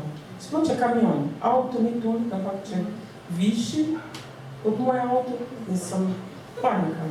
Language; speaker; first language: Slovenian; non-native, learner; Portuguese